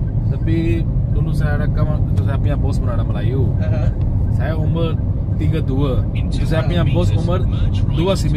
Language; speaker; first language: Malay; non-native, local second language; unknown